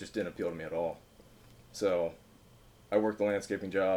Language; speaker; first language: English; native; English